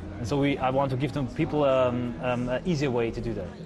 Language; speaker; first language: English; non-native, fluent; German